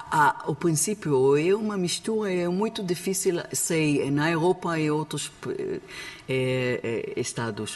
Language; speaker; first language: Portuguese; non-native, learner; Hebrew